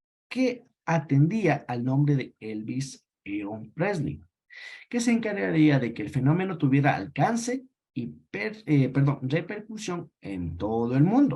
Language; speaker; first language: Spanish; native; Spanish